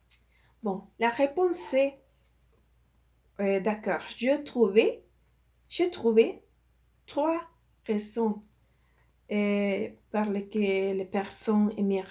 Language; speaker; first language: French; non-native, learner; Spanish